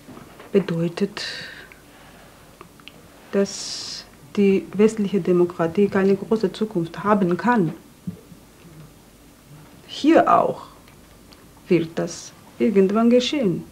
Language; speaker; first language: German; non-native, fluent; Georgian